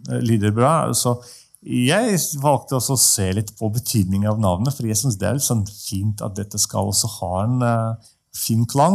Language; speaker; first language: Norwegian; non-native, fluent; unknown